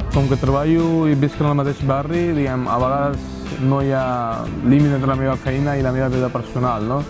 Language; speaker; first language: Catalan; non-native, fluent; Urdu